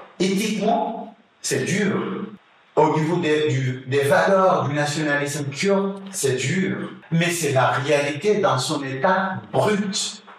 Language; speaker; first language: French; non-native, fluent; Kurdish